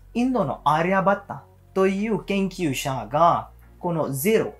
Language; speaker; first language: Japanese; non-native, learner; Hindi